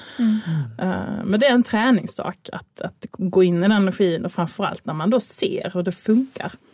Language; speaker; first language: Swedish; native; Swedish